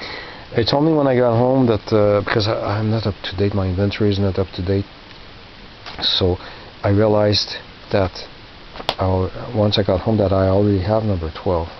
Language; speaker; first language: English; non-native, local second language; French